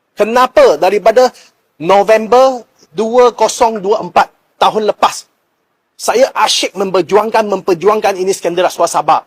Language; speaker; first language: Malay; non-native, local second language; Chinese